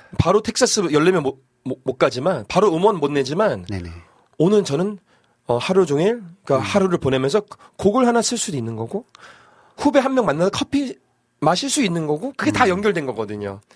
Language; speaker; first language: Korean; non-native, fluent; Portuguese